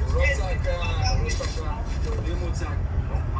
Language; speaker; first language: Hebrew; native; Hebrew